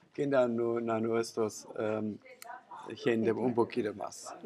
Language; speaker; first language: Spanish; non-native, fluent; German